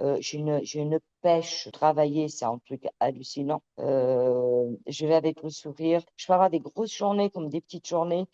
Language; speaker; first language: French; early bilingual, other home language; Portuguese